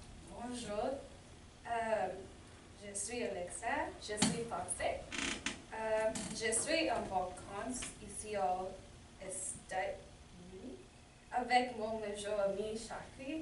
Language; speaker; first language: French; non-native, learner; English